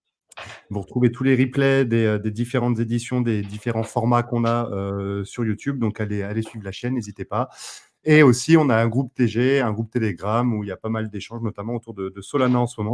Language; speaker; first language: French; native; French